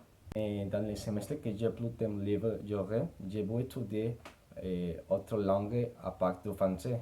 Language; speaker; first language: French; non-native, learner; Spanish